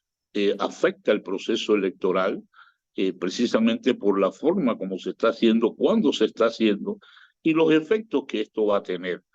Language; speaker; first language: Spanish; native; Spanish